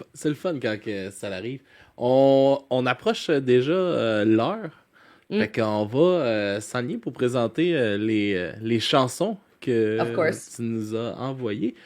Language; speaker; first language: French; native; French